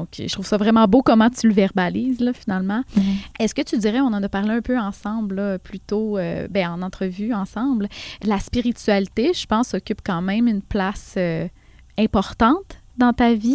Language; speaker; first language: French; native; French